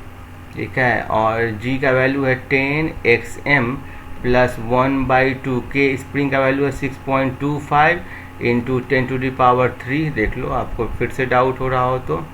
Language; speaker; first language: Hindi; native; Hindi